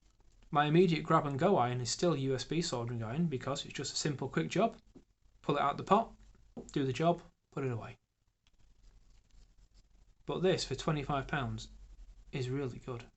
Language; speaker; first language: English; native; English